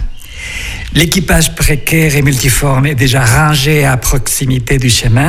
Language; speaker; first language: French; non-native, fluent; Spanish